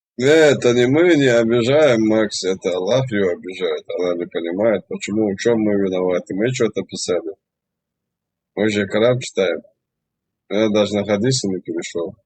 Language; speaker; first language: Russian; non-native, local second language; Chechen